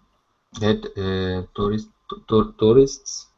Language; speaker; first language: English; non-native, learner; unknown